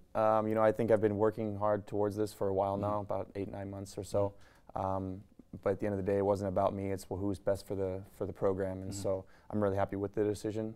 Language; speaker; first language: English; native; English